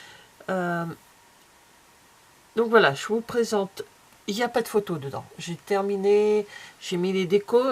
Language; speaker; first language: French; native; French